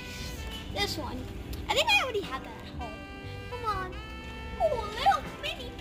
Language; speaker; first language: English; native; English